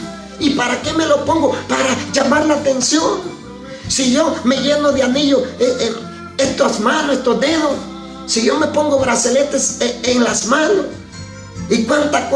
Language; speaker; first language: Spanish; native; Spanish